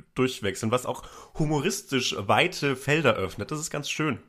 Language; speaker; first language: German; native; German